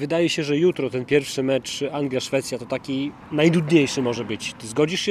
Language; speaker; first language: Polish; native; Polish